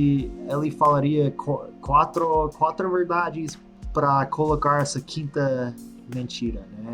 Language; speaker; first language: Portuguese; non-native, fluent; English